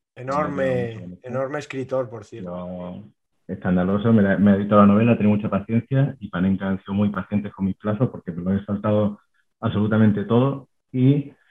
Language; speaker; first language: Spanish; native; Spanish